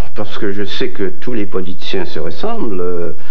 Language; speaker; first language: French; native; French